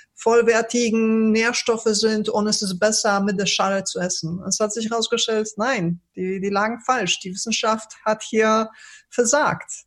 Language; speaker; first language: German; early bilingual, other home language; Polish